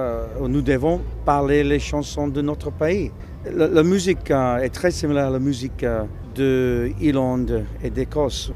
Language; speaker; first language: French; non-native, learner; English